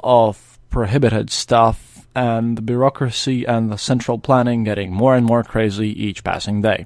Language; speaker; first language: English; non-native, fluent; Latvian